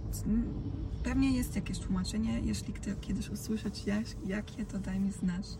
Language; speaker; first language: Polish; non-native, fluent; Croatian